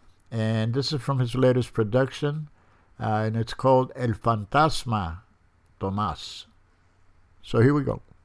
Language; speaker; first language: English; early bilingual, other home language; Spanish